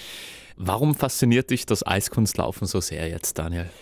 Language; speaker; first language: German; native; German